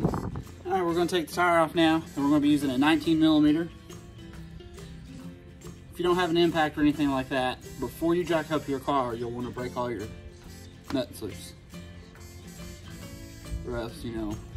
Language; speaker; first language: English; native; English